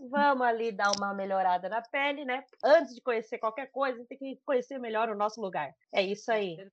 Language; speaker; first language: Portuguese; native; Portuguese